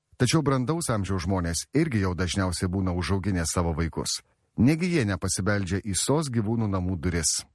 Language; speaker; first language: Lithuanian; native; Lithuanian